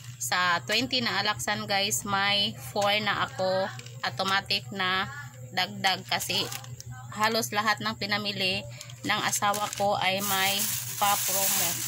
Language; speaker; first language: Filipino; non-native, local second language; Cebuano